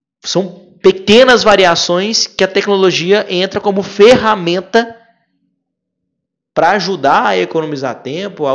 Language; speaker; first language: Portuguese; native; Portuguese